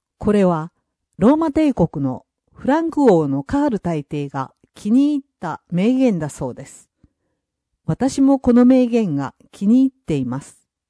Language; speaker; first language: Japanese; non-native, fluent; English